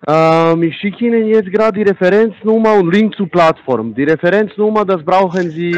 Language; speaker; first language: German; non-native, fluent; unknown